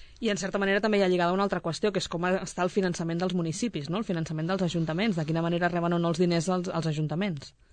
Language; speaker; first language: Catalan; native; Catalan